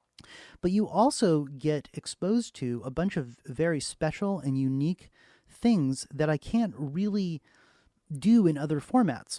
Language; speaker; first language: English; native; English